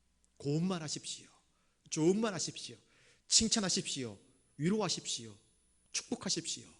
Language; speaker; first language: Korean; native; Korean